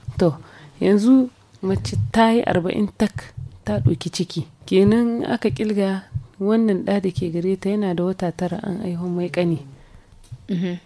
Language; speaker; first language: Hausa; native; Hausa